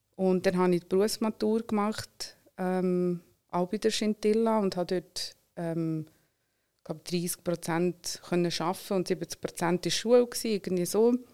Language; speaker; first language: German; early bilingual, other home language; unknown